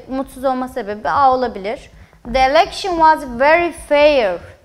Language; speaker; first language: English; non-native, fluent; Turkish